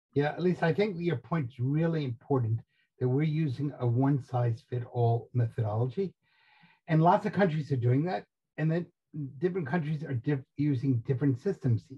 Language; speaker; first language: English; native; English